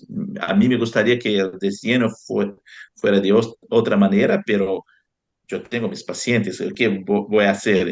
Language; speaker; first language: Spanish; non-native, fluent; Portuguese